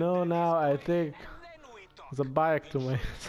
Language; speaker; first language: English; non-native, learner; Arabic